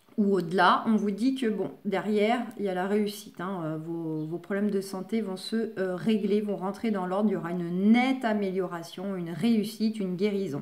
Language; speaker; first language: French; native; French